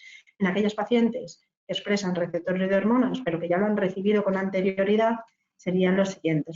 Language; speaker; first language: Spanish; native; Spanish